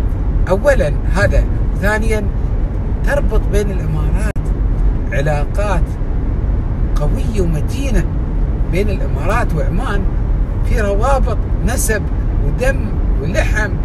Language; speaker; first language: Arabic; native; Arabic